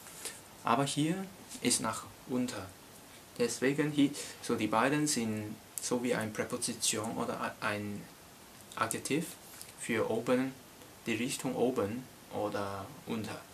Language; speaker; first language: German; non-native, learner; Cantonese